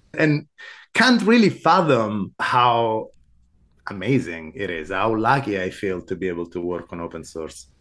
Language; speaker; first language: English; non-native, fluent; Italian